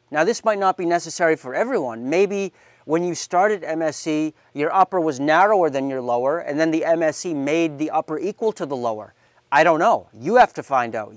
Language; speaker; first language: English; native; English